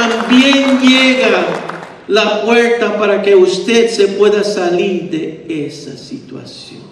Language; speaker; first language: Spanish; early bilingual, heritage; Spanish